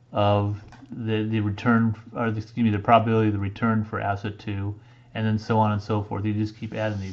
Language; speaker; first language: English; native; English